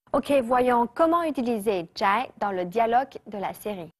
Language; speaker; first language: French; non-native, fluent; Chinese